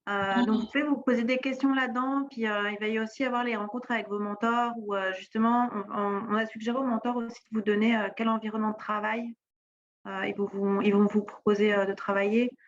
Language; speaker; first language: French; native; French